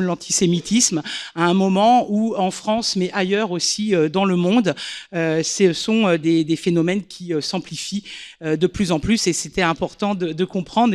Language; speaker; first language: French; native; French